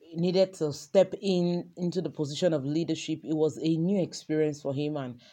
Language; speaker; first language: English; non-native, local second language; Yoruba